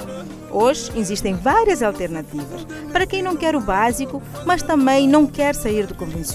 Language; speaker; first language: Portuguese; native; Portuguese